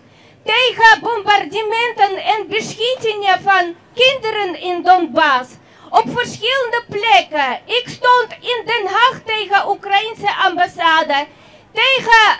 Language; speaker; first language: Dutch; non-native, fluent; Russian